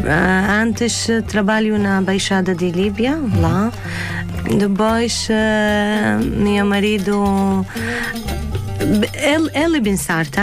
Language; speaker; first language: Portuguese; non-native, learner; Arabic